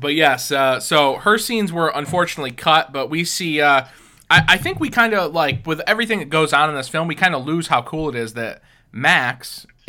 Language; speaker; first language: English; native; English